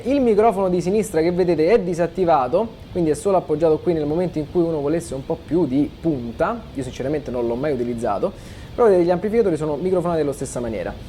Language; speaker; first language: Italian; native; Italian